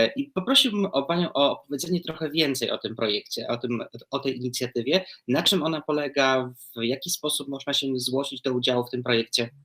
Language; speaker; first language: Polish; native; Polish